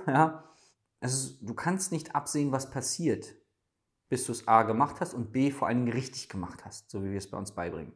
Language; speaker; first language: German; native; German